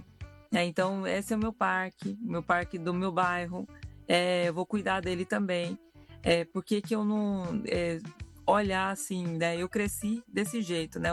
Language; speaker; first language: Portuguese; native; Portuguese